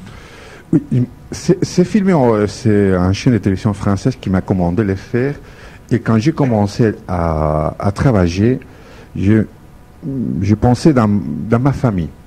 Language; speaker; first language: French; non-native, fluent; Spanish